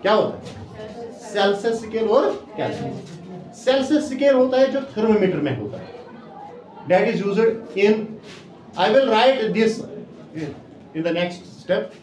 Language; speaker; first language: Hindi; non-native, local second language; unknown